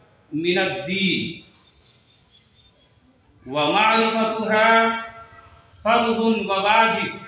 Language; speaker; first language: Arabic; non-native, fluent; Urdu